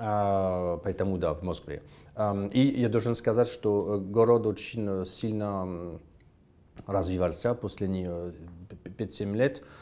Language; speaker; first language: Russian; non-native, fluent; French